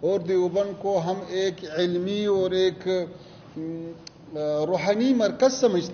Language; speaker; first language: Hindi; non-native, learner; Pashto